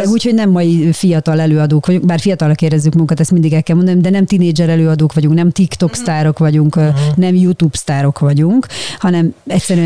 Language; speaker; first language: Hungarian; native; Hungarian